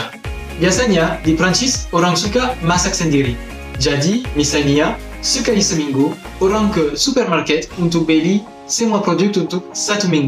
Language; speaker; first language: Indonesian; non-native, fluent; French